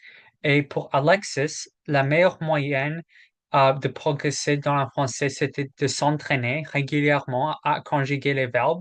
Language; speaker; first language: French; non-native, learner; English